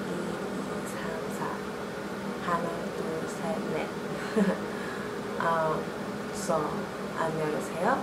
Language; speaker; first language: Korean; non-native, learner; English